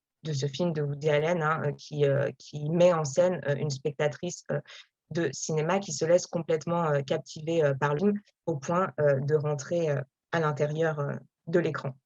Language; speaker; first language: French; native; French